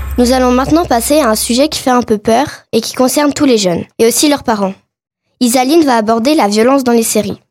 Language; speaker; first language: French; native; French